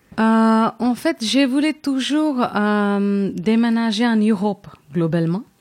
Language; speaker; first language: French; non-native, fluent; Tamil